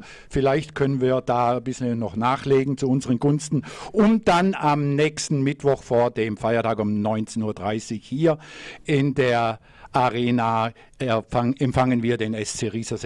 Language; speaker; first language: German; native; German